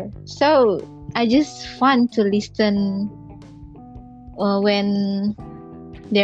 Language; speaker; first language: English; non-native, learner; Indonesian